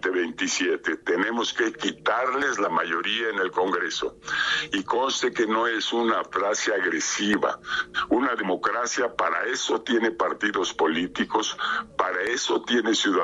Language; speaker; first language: Spanish; native; Spanish